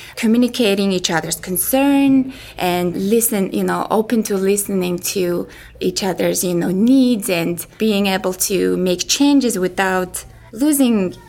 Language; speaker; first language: English; non-native, fluent; Mongolian